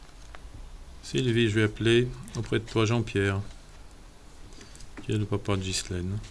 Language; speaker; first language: French; native; French